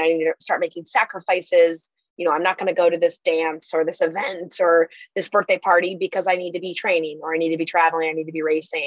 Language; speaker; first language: English; native; English